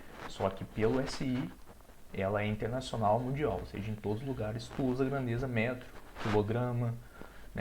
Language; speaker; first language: Portuguese; native; Portuguese